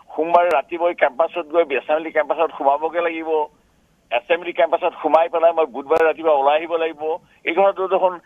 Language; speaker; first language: Assamese; native; Assamese